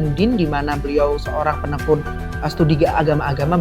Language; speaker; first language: Indonesian; native; Indonesian